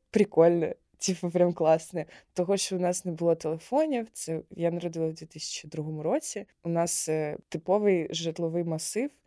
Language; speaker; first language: Ukrainian; non-native, local second language; Russian